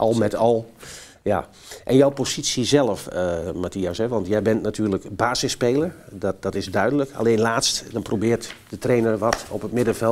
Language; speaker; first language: Dutch; native; Dutch